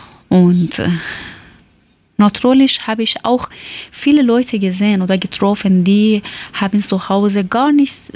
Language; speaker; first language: German; non-native, learner; Persian